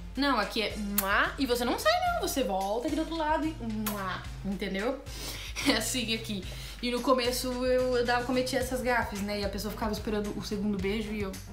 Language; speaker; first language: Portuguese; native; Portuguese